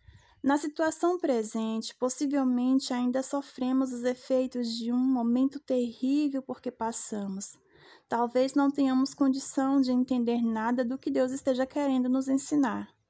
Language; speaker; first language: Portuguese; native; Portuguese